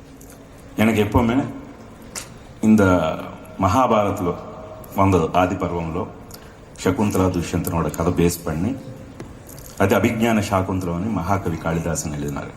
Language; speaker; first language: Tamil; non-native, fluent; Telugu